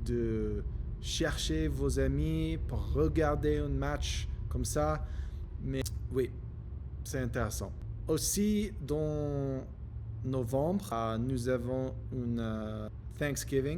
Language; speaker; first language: French; non-native, learner; English